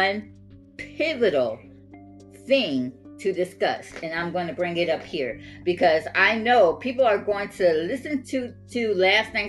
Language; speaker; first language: English; native; English